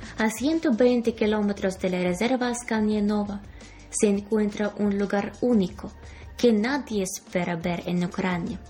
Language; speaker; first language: Spanish; non-native, fluent; Ukrainian